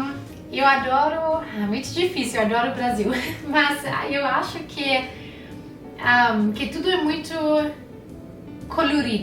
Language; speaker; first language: Portuguese; non-native, fluent; German